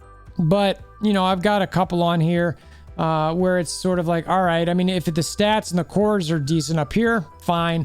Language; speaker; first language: English; native; English